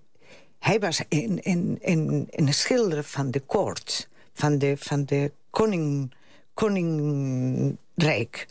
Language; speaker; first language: Dutch; non-native, fluent; Spanish